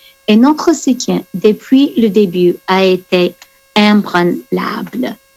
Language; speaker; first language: French; non-native, fluent; English